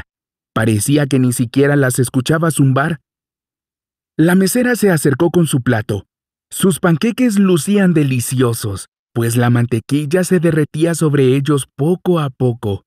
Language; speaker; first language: Spanish; native; Spanish